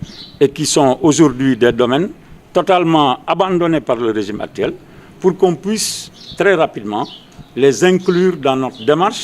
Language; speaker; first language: French; non-native, local second language; Wolof